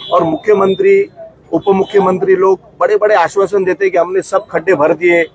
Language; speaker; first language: Hindi; non-native, local second language; Marathi